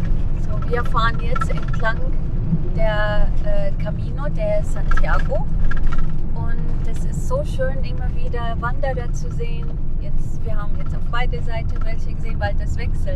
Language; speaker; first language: German; non-native, fluent; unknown